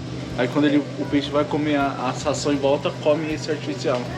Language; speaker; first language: Portuguese; native; Portuguese